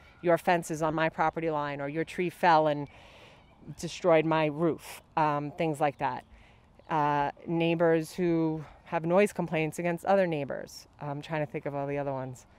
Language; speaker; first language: English; native; English